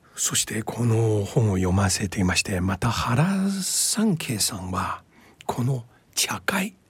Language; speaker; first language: Japanese; non-native, fluent; Chinese